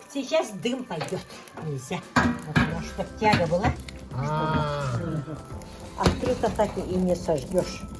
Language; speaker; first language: Russian; non-native, local second language; Yakut